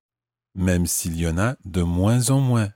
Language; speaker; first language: French; non-native, fluent; English